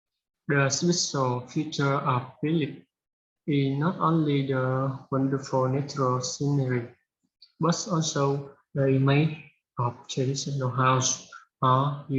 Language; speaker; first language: English; non-native, learner; Vietnamese